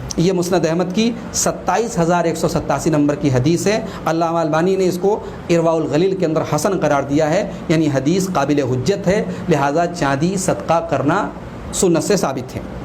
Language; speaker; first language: Urdu; native; Urdu